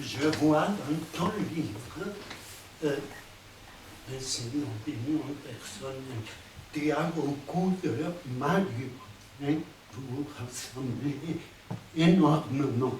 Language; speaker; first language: French; non-native, fluent; Spanish